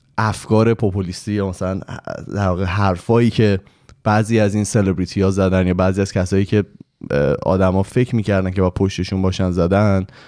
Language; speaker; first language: Persian; native; Persian